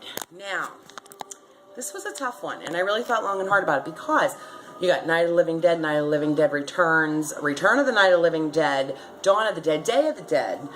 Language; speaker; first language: English; native; English